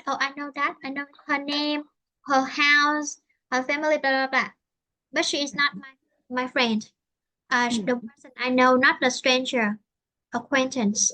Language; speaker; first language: English; non-native, fluent; Vietnamese